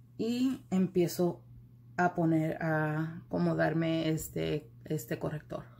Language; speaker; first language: Spanish; early bilingual, heritage; Spanish